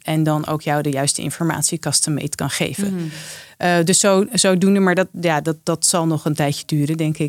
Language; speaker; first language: Dutch; native; Dutch